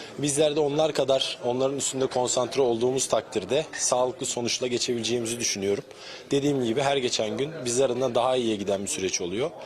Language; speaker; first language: Turkish; native; Turkish